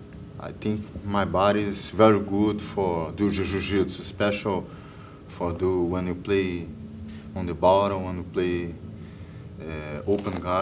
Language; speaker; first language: English; non-native, learner; Portuguese